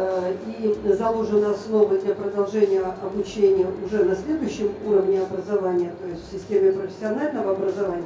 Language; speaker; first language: Russian; native; Russian